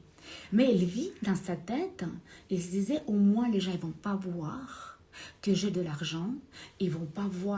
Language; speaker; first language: French; non-native, fluent; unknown